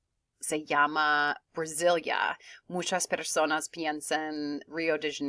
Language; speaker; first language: Spanish; non-native, fluent; English